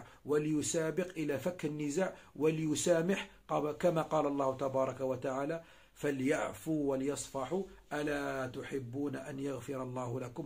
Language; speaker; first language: Arabic; native; Arabic